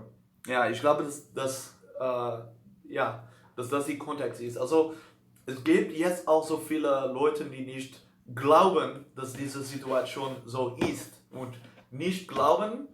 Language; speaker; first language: German; non-native, learner; Dutch